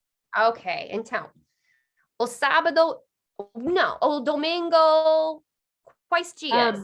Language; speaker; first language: Portuguese; non-native, fluent; English